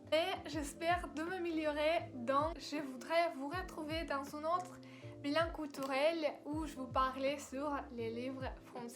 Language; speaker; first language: French; non-native, learner; Russian